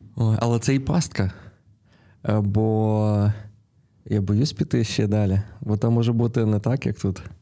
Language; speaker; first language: Ukrainian; non-native, local second language; Russian